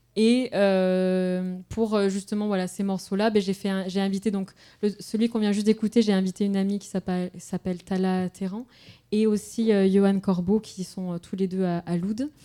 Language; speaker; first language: French; native; French